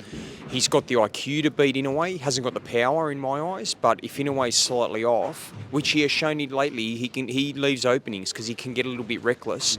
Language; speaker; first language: English; native; English